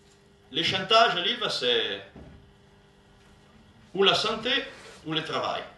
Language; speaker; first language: French; non-native, learner; Italian